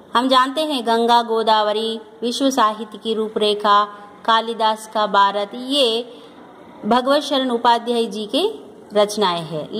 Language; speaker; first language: Hindi; non-native, local second language; Telugu